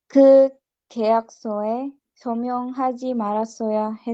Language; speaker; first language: Korean; non-native, learner; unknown